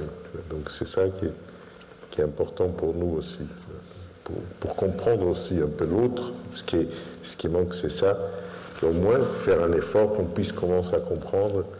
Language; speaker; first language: French; non-native, fluent; Portuguese